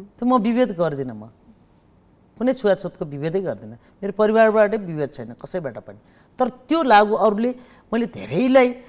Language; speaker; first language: Nepali; native; Nepali